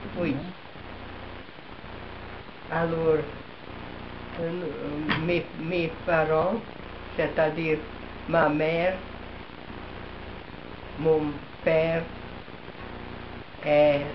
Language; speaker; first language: French; non-native, fluent; Hungarian